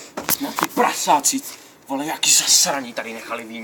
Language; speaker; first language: Czech; native; Czech